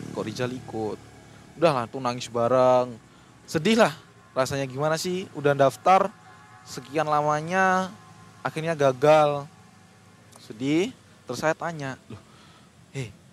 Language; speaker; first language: Indonesian; native; Indonesian